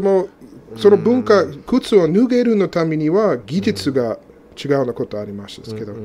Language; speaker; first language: Japanese; non-native, fluent; English